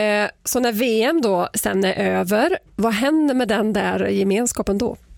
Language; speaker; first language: Swedish; native; Swedish